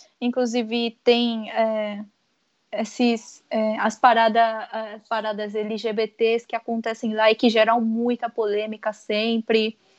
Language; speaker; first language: Portuguese; early bilingual, other home language; Korean